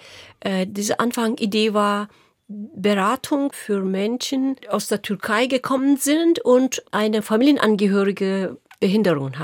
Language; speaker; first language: German; non-native, local second language; Turkish